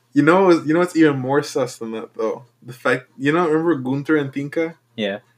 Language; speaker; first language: English; non-native, fluent; Spanish